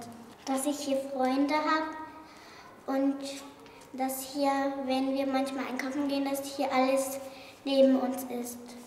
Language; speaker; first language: German; early bilingual, other home language; Arabic